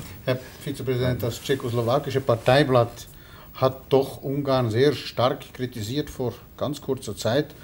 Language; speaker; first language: German; native; German